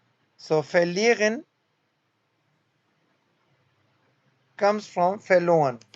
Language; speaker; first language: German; non-native, learner; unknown